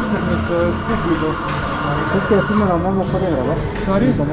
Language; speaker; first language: English; non-native, fluent; Italian